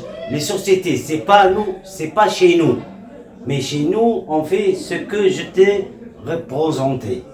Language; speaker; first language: French; non-native, local second language; Arabic